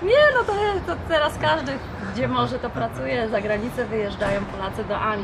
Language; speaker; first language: Polish; native; Polish